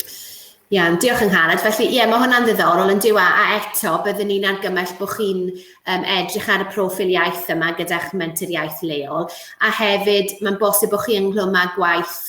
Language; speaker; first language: Welsh; native; Welsh